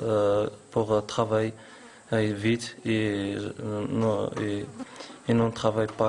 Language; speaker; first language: French; non-native, local second language; Arabic